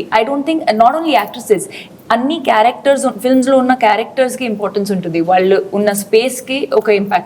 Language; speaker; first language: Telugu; non-native, local second language; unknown